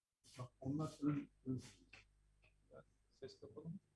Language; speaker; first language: Turkish; native; Turkish